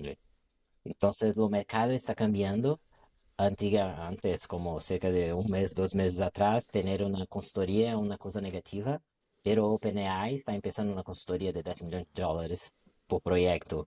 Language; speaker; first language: Spanish; non-native, local second language; Portuguese